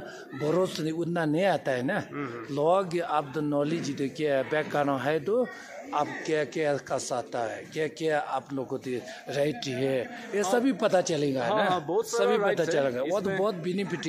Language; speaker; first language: Hindi; non-native, local second language; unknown